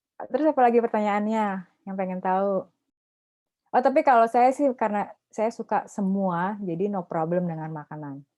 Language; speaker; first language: Indonesian; native; Indonesian